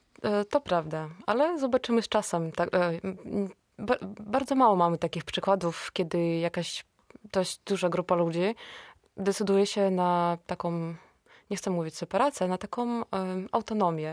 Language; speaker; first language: Polish; non-native, fluent; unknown